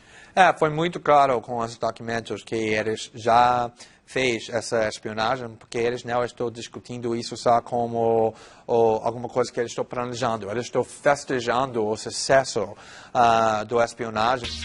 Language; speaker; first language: Portuguese; non-native, fluent; English